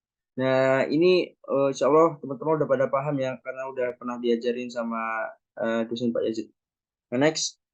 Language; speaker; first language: Indonesian; native; Indonesian